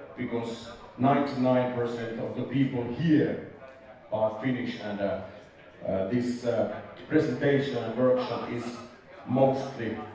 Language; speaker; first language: English; non-native, fluent; Finnish